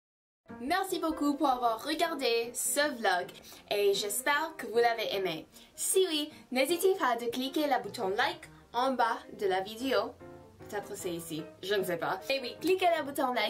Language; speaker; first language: French; non-native, learner; English